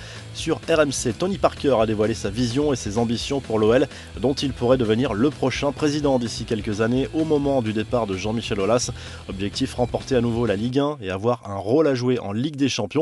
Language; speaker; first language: French; native; French